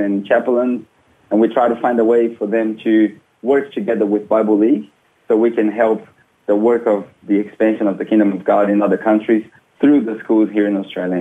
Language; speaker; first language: English; non-native, fluent; Portuguese